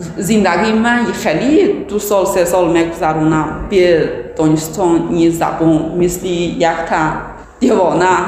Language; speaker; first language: Persian; non-native, learner; Chinese